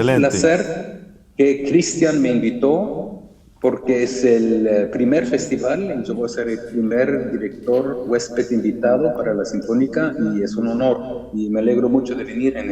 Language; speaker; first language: Spanish; early bilingual, heritage; German